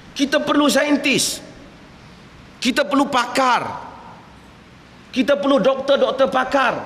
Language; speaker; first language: Malay; native; Malay